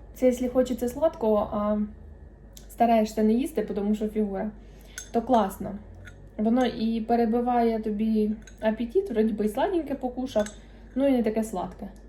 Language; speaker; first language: Ukrainian; non-native, local second language; Russian